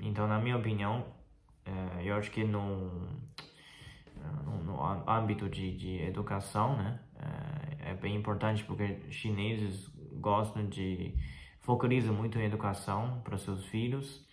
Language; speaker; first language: Portuguese; non-native, fluent; Chinese